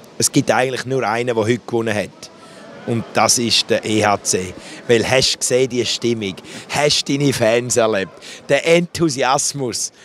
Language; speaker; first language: German; native; German